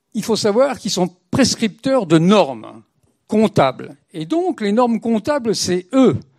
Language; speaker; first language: French; native; French